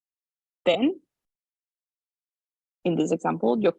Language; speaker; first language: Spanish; non-native, fluent; English